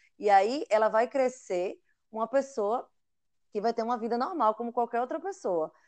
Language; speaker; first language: Portuguese; native; Portuguese